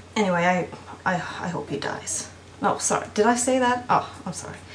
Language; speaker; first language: English; non-native, fluent; Swedish